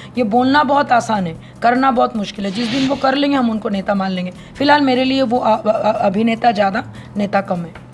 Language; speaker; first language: Hindi; non-native, local second language; Bangla